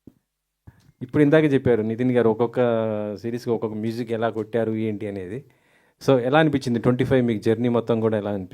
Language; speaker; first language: Telugu; native; Telugu